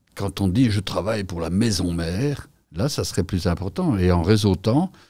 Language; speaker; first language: French; native; French